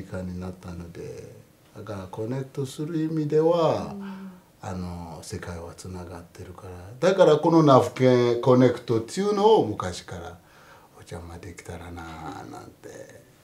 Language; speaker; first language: Japanese; non-native, fluent; Yoruba